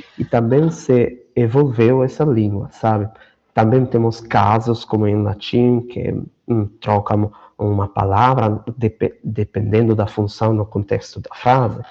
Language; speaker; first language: Portuguese; non-native, fluent; Romany